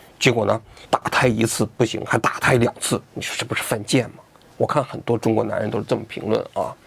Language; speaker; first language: Chinese; native; Chinese